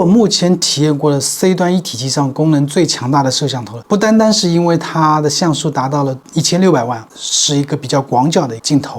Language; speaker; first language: Chinese; native; Chinese